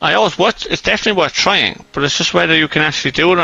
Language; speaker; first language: English; native; English